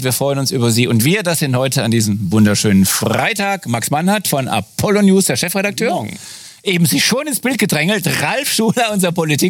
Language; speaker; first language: German; native; German